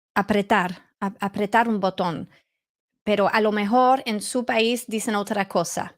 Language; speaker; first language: Spanish; non-native, learner; English